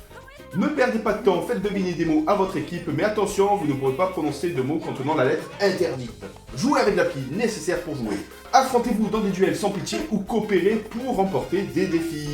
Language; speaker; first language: French; native; French